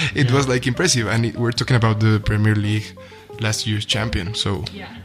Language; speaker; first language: English; non-native, fluent; Spanish